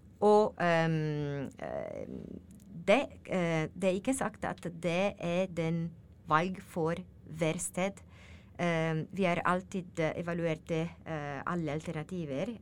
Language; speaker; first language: Norwegian; non-native, learner; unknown